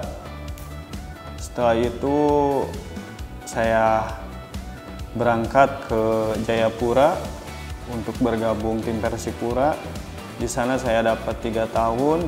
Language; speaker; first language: Indonesian; native; Indonesian